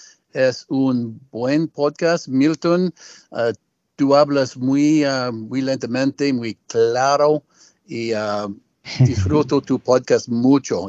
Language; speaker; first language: Spanish; non-native, learner; English